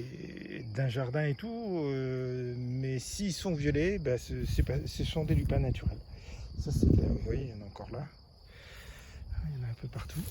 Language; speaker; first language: French; native; French